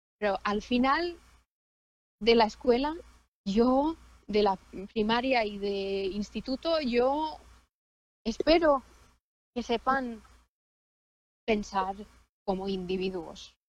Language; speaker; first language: Spanish; non-native, fluent; Finnish